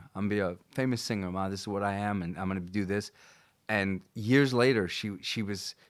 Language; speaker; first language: English; native; English